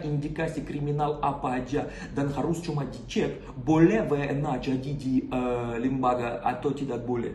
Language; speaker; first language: Indonesian; non-native, learner; Russian